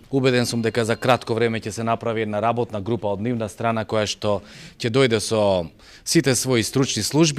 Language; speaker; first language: Macedonian; native; Macedonian